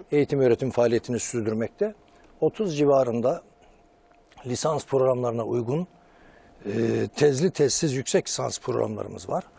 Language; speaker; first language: Turkish; native; Turkish